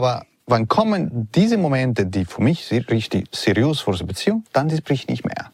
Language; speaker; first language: German; non-native, learner; Italian